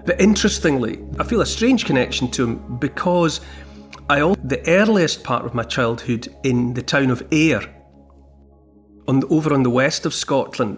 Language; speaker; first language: English; native; English